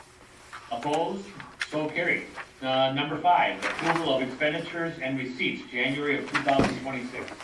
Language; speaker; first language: English; native; English